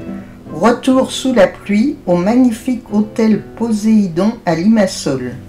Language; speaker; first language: French; native; French